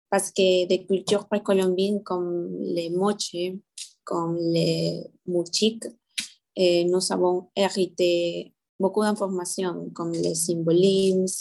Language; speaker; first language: French; non-native, learner; Spanish